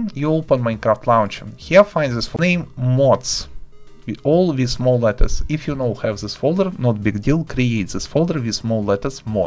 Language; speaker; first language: English; non-native, learner; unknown